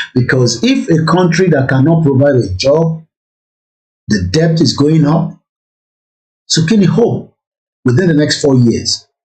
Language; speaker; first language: English; non-native, local second language; Yoruba